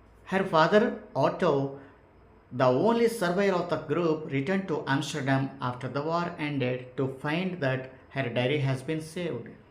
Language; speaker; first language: English; non-native, local second language; Telugu